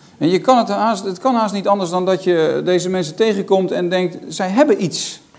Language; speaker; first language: Dutch; native; Dutch